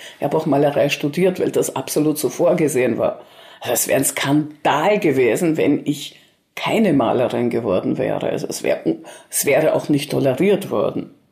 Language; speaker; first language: German; early bilingual, other home language; Russian